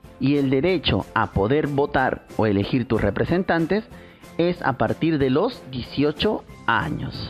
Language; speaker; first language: Spanish; native; Spanish